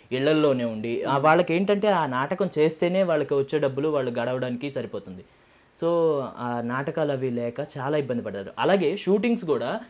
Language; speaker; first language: Telugu; native; Telugu